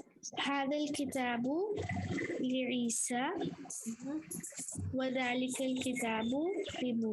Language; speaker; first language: Arabic; non-native, learner; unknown